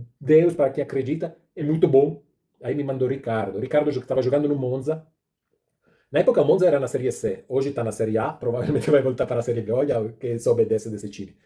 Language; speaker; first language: Portuguese; non-native, fluent; Italian